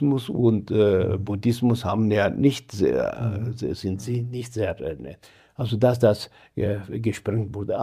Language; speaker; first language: German; non-native, fluent; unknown